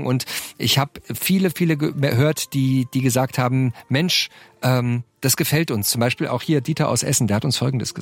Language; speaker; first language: German; native; German